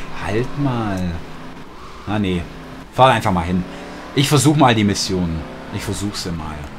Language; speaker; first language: German; native; German